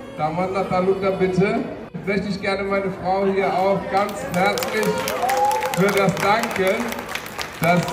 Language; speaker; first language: German; non-native, fluent; Bangla